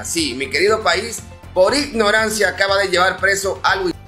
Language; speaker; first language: Spanish; native; Spanish